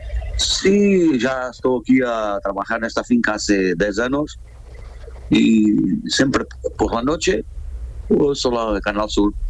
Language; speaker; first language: Spanish; non-native, fluent; Portuguese